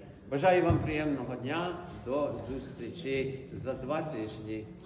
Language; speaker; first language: Ukrainian; early bilingual, heritage; Ukrainian